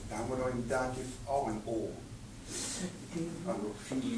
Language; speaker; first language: German; native; German